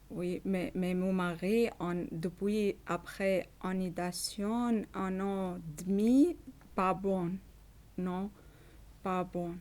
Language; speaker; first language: French; non-native, learner; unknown